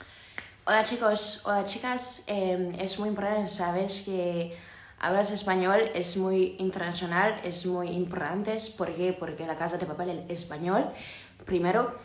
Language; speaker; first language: Spanish; non-native, learner; French